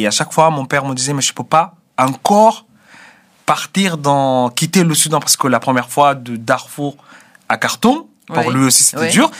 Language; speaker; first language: French; non-native, fluent; Arabic